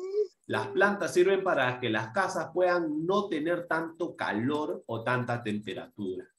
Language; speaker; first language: Spanish; native; Spanish